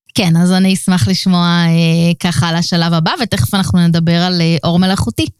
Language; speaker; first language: Hebrew; native; Hebrew